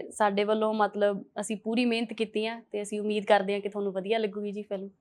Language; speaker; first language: Punjabi; early bilingual, heritage; Punjabi